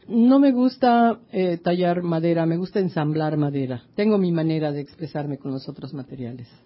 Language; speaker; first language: Spanish; native; Spanish